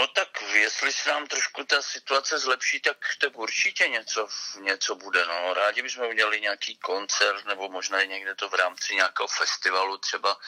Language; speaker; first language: Czech; native; Czech